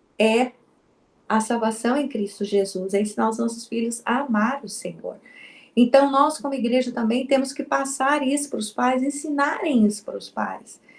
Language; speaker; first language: Portuguese; native; Portuguese